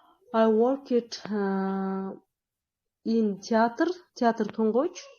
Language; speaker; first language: English; non-native, learner; Kyrgyz